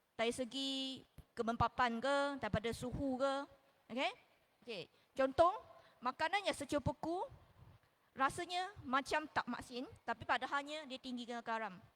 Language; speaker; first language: Malay; non-native, local second language; Chinese